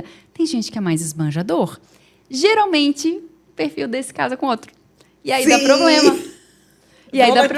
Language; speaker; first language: Portuguese; native; Portuguese